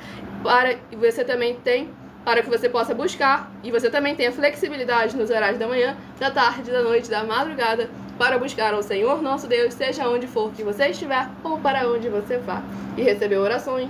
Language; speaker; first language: Portuguese; native; Portuguese